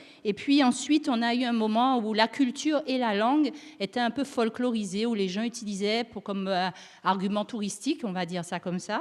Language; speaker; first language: French; native; French